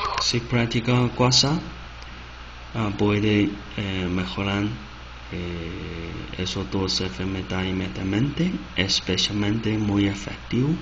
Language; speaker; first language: Spanish; non-native, learner; Chinese